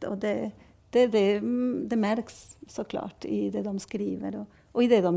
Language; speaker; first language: Swedish; non-native, fluent; Spanish